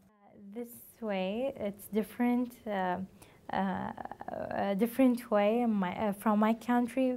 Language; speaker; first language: English; non-native, learner; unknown